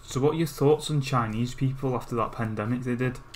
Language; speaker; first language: English; native; English